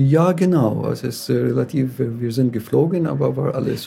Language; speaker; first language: German; non-native, learner; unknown